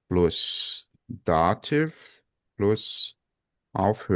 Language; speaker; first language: German; non-native, fluent; Portuguese